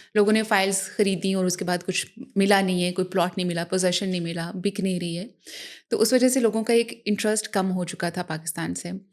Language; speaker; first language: Urdu; native; Urdu